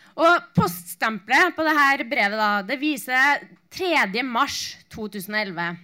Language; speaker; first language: Norwegian; native; Norwegian